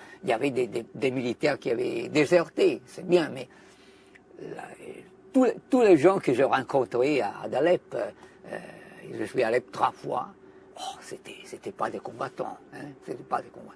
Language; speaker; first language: French; non-native, fluent; Italian